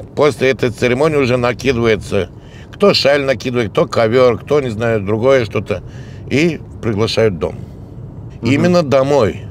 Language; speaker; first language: Russian; non-native, local second language; Gagauz